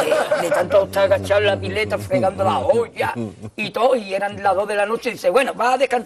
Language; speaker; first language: Spanish; native; Spanish